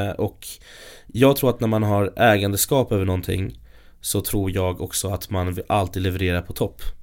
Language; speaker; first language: Swedish; native; Swedish